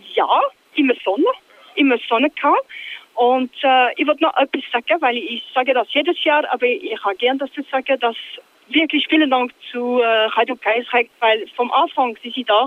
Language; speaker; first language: German; non-native, local second language; French